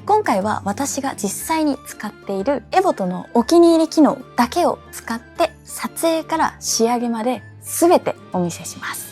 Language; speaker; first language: Japanese; native; Japanese